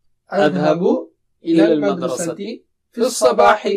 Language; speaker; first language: Arabic; non-native, learner; Urdu